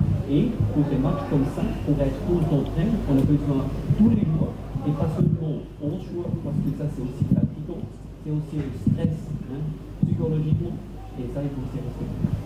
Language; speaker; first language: French; non-native, fluent; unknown